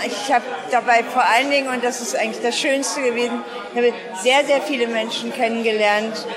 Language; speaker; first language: German; native; German